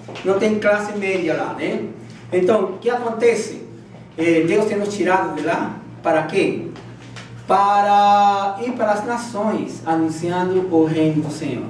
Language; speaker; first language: Portuguese; non-native, fluent; Spanish